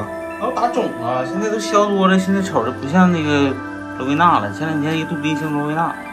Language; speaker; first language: Chinese; native; Chinese